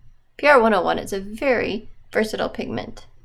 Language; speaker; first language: English; native; English